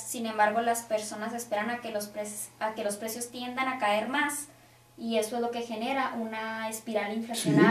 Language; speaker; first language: Spanish; native; Spanish